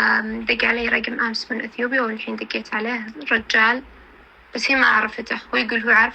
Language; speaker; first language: Arabic; native; Arabic